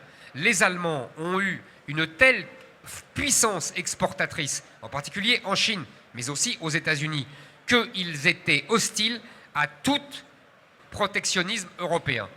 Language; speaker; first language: French; native; French